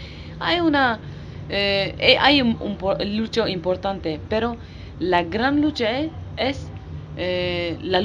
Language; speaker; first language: Spanish; non-native, learner; Kurdish